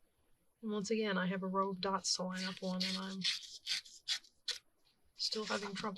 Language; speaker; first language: English; native; English